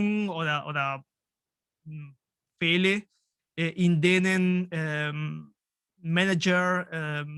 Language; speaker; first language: German; non-native, fluent; Spanish